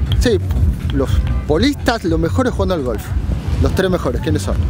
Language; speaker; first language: Spanish; native; Spanish